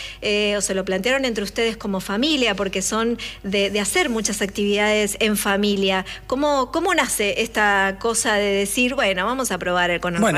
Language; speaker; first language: Spanish; native; Spanish